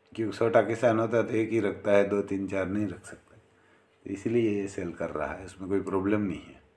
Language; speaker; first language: Hindi; non-native, local second language; Gujarati